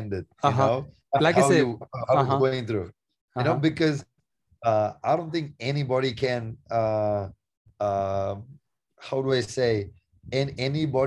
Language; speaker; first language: English; non-native, local second language; Sinhala